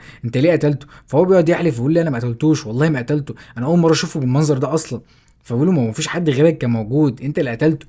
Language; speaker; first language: Arabic; native; Arabic